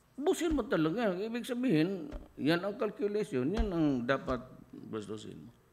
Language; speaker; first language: Filipino; non-native, local second language; Cebuano